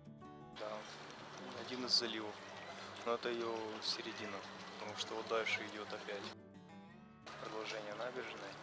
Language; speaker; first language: Russian; native; Russian